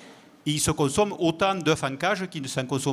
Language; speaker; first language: French; native; French